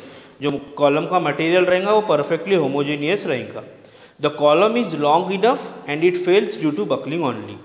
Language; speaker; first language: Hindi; non-native, local second language; Marathi